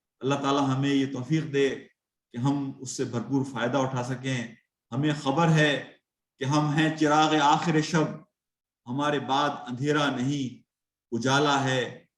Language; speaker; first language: Urdu; native; Urdu